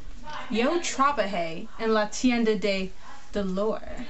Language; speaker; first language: Spanish; non-native, learner; English